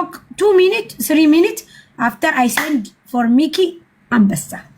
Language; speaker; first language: English; non-native, learner; Amharic